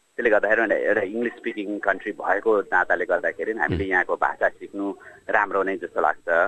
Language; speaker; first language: Nepali; native; Nepali